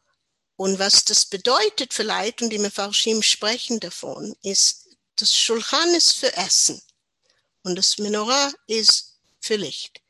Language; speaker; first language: German; non-native, learner; English